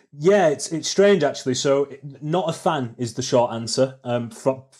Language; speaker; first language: English; native; English